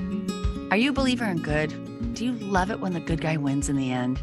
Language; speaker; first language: English; native; English